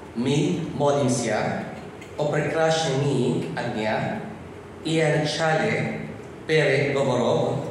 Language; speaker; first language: Russian; non-native, fluent; Filipino